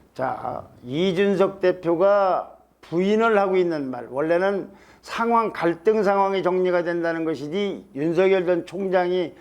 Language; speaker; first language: Korean; native; Korean